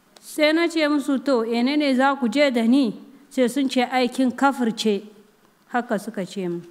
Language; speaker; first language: Hausa; non-native, local second language; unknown